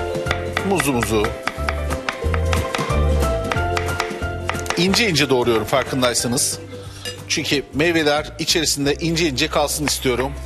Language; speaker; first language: Turkish; native; Turkish